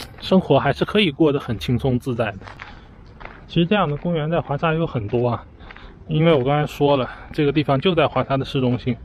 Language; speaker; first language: Chinese; native; Chinese